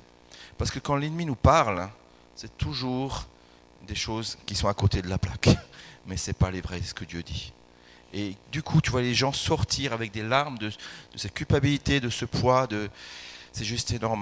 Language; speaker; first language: French; native; French